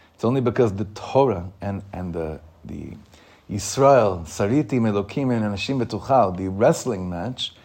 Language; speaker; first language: English; native; English